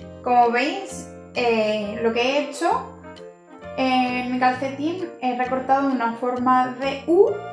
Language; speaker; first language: Spanish; native; Spanish